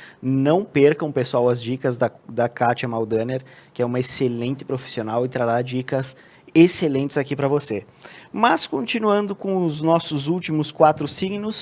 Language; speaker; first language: Portuguese; native; Portuguese